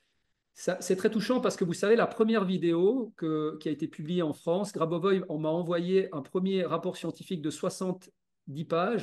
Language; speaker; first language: French; native; French